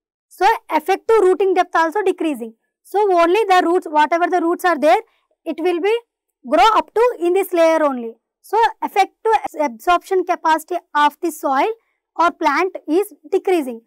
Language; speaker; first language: English; non-native, local second language; Telugu